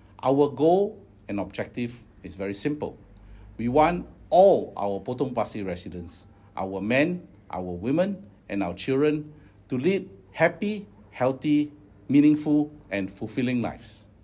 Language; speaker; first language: English; non-native, local second language; Chinese